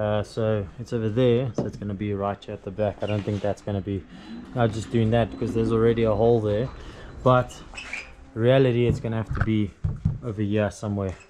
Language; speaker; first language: English; native; English